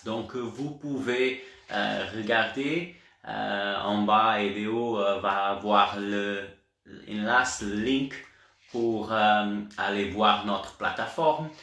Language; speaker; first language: French; non-native, learner; Portuguese